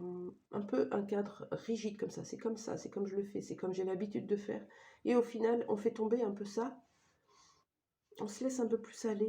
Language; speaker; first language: French; native; French